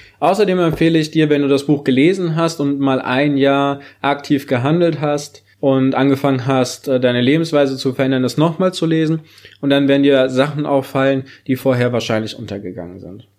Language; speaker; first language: German; native; German